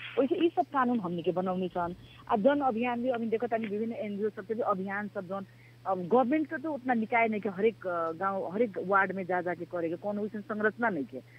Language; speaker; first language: Bhojpuri; native; Bhojpuri